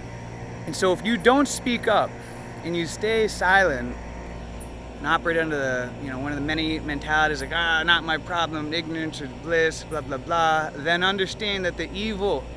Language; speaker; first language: English; native; English